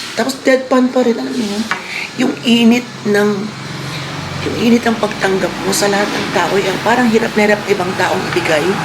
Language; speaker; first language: Filipino; native; Filipino